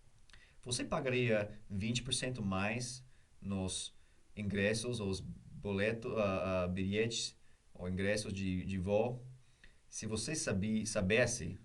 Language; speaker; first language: Portuguese; non-native, learner; English